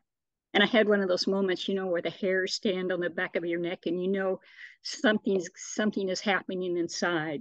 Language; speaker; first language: English; native; English